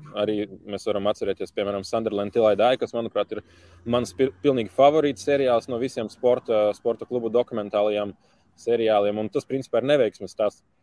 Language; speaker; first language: Latvian; native; Latvian